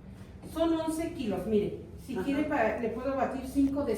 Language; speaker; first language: Spanish; native; Spanish